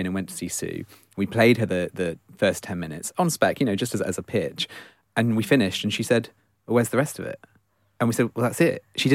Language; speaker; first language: English; native; English